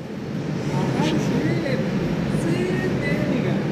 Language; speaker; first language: German; non-native, learner; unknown